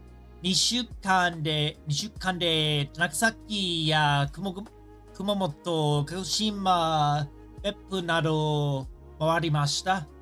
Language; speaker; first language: Japanese; non-native, learner; English